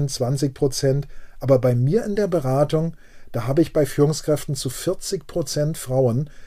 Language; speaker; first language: German; native; German